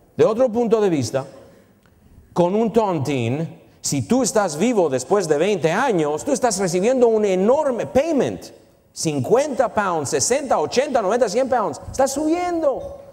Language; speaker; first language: Spanish; early bilingual, heritage; Spanish